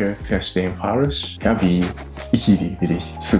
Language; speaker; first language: German; non-native, learner; Japanese